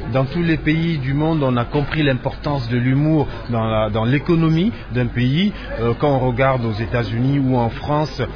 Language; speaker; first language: French; non-native, local second language; Hausa